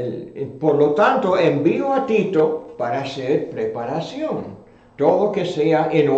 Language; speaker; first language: Spanish; non-native, fluent; English